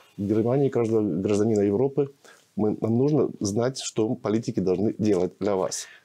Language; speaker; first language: Russian; native; Russian